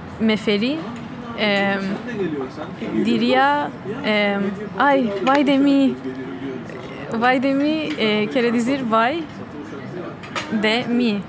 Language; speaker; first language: Spanish; non-native, fluent; Turkish